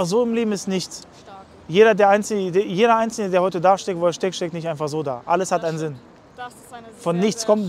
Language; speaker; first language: German; native; German